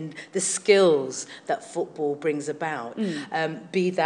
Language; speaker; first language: English; native; English